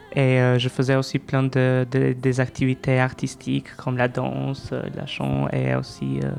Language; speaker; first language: French; non-native, fluent; Albanian